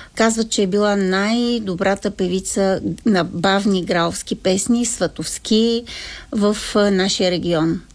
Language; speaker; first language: Bulgarian; native; Bulgarian